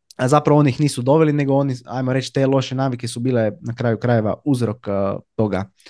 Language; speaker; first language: Croatian; native; Croatian